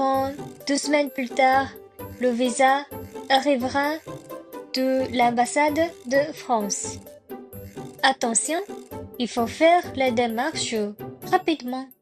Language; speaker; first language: French; non-native, learner; Japanese